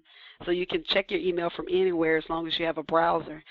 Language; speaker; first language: English; native; English